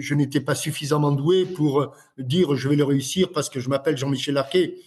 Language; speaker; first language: French; native; French